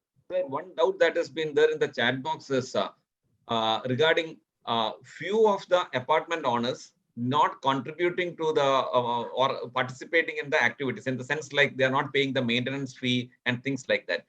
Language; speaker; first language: English; non-native, local second language; Malayalam